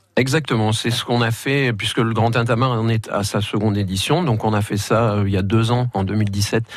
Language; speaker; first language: French; native; French